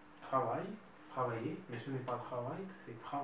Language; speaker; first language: French; non-native, fluent; Russian